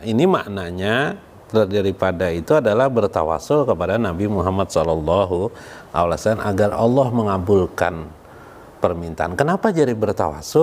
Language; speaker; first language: Indonesian; native; Indonesian